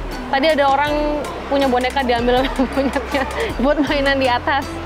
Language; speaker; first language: Indonesian; early bilingual, heritage; Indonesian